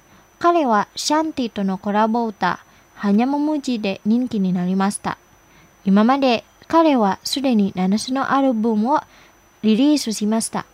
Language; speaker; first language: Japanese; non-native, fluent; Indonesian